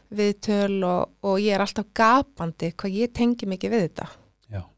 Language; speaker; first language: Icelandic; non-native, local second language; Swedish